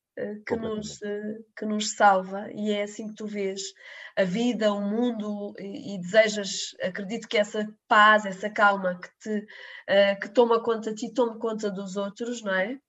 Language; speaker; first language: Portuguese; native; Portuguese